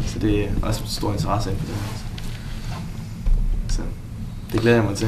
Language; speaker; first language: Danish; native; Danish